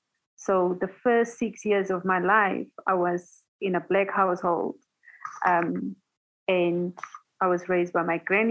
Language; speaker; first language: English; non-native, local second language; Tswana